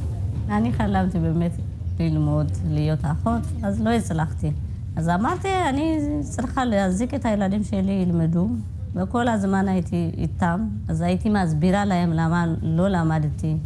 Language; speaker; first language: Hebrew; non-native, fluent; Amharic